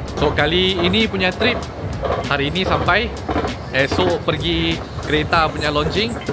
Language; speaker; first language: Malay; non-native, local second language; Chinese